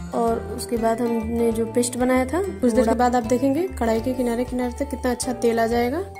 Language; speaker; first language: Hindi; native; Hindi